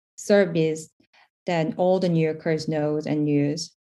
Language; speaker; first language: English; non-native, fluent; Korean